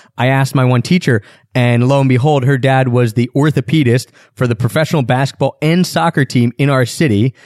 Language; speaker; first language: English; native; English